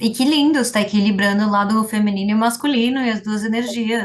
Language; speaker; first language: Portuguese; native; Portuguese